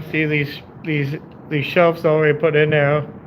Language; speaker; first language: English; native; English